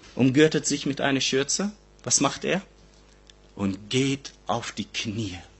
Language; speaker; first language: German; non-native, fluent; Arabic